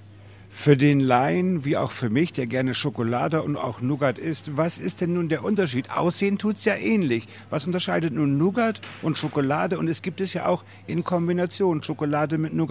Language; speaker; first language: German; native; German